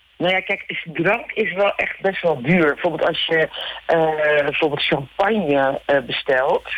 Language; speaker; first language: Dutch; early bilingual, other home language; Turkish